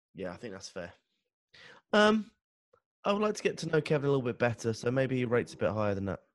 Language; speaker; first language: English; native; English